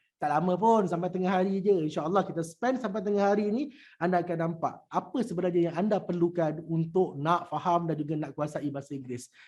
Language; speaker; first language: Malay; native; Malay